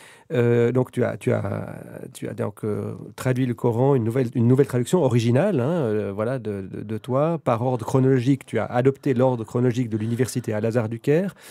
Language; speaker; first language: French; native; French